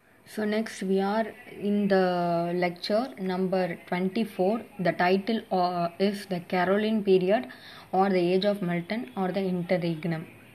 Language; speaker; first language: English; non-native, local second language; Tamil